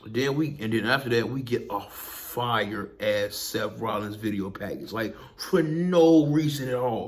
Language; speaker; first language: English; native; English